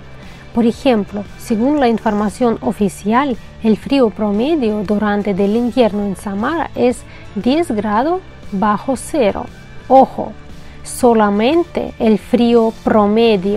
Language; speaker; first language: Spanish; non-native, fluent; Russian